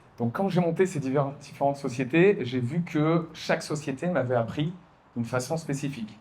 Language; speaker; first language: French; native; French